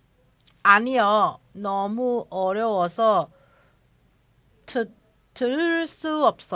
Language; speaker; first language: Korean; non-native, learner; Cantonese